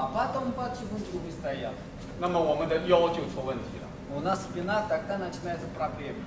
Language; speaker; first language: Russian; non-native, learner; Chinese